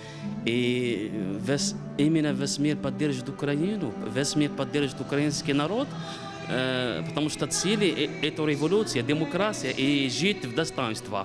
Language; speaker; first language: Ukrainian; non-native, learner; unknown